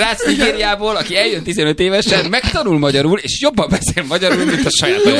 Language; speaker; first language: Hungarian; native; Hungarian